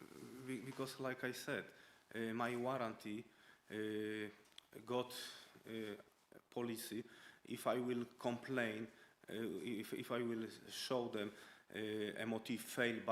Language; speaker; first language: English; non-native, learner; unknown